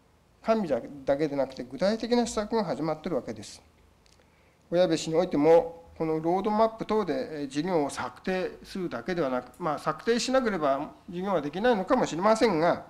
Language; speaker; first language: Japanese; native; Japanese